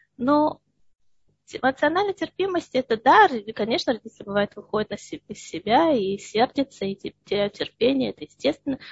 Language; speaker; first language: Russian; early bilingual, heritage; Russian